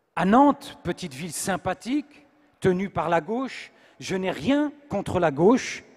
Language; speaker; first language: French; native; French